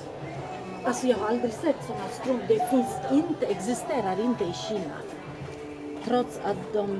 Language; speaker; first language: Swedish; non-native, learner; Chinese